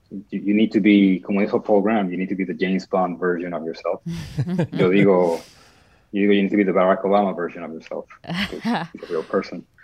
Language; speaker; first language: English; non-native, fluent; Spanish